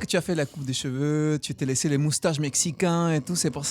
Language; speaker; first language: French; non-native, fluent; Spanish